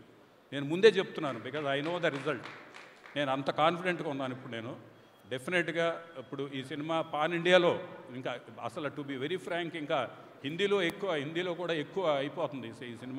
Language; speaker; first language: Telugu; native; Telugu